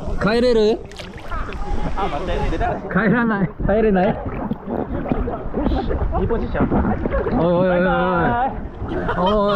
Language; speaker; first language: Japanese; non-native, learner; Korean